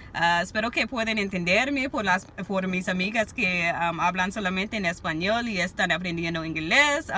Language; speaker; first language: Spanish; non-native, learner; English